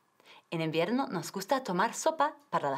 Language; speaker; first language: Spanish; non-native, fluent; English